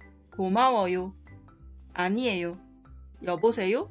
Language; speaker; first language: Korean; non-native, fluent; Spanish